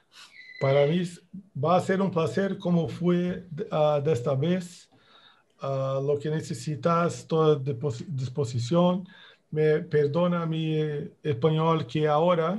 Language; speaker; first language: Spanish; non-native, fluent; Portuguese